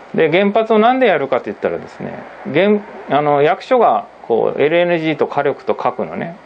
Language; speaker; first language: Japanese; native; Japanese